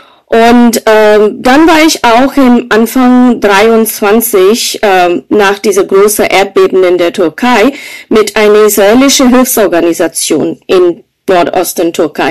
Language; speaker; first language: German; non-native, fluent; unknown